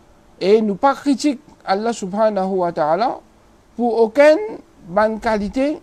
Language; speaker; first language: French; non-native, local second language; Morisyen